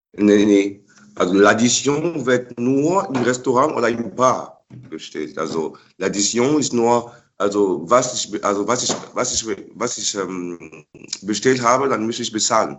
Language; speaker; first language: German; non-native, fluent; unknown